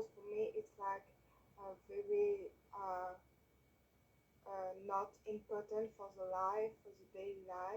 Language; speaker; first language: English; non-native, learner; French